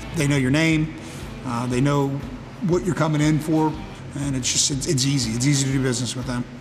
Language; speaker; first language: English; native; English